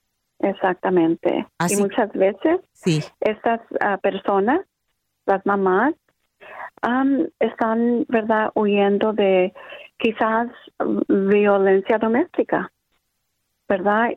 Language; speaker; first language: Spanish; early bilingual, other home language; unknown